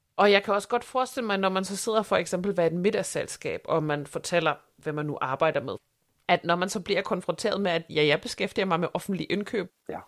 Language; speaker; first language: Danish; native; Danish